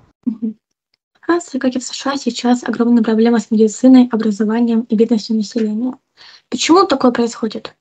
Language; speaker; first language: Russian; native; Russian